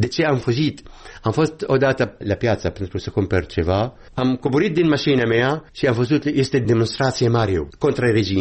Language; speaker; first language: Romanian; non-native, learner; Arabic